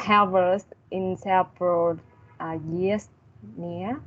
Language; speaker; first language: English; non-native, learner; Vietnamese